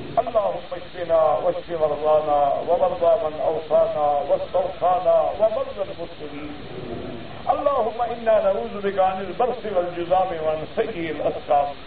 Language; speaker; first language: Urdu; early bilingual, heritage; Urdu